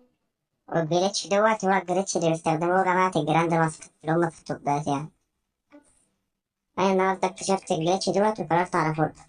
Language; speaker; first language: Arabic; native; Arabic